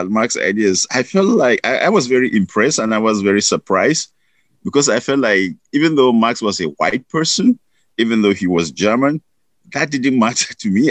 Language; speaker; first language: English; non-native, local second language; Hausa